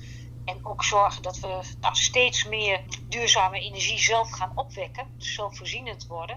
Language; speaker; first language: Dutch; native; Dutch